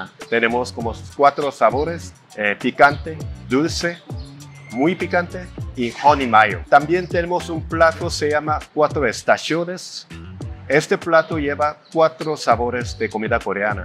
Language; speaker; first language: Spanish; non-native, fluent; Korean